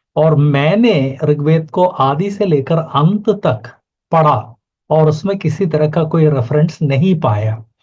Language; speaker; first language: Hindi; native; Hindi